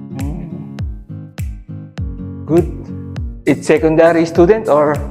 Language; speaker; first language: English; non-native, learner; Filipino